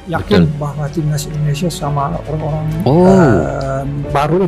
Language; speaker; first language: Indonesian; non-native, fluent; Dutch